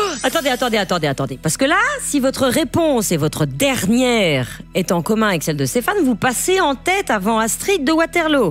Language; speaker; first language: French; native; French